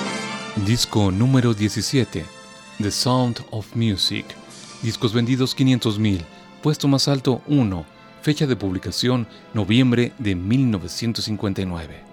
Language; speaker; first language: Spanish; native; Spanish